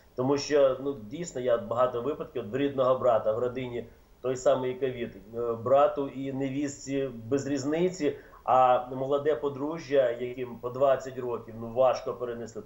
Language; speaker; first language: Ukrainian; native; Ukrainian